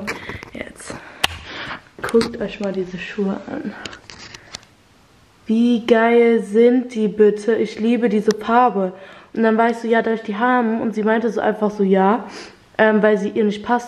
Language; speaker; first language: German; native; German